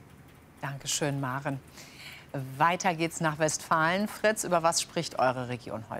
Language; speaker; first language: German; native; German